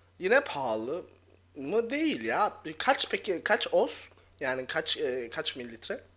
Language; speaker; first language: Turkish; native; Turkish